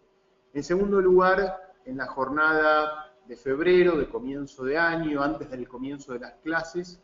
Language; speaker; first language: Spanish; native; Spanish